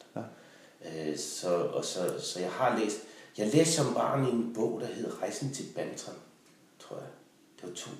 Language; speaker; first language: Danish; native; Danish